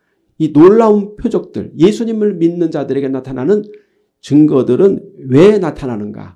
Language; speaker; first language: Korean; native; Korean